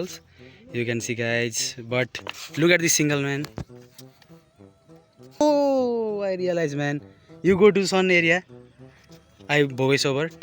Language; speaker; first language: English; non-native, learner; Nepali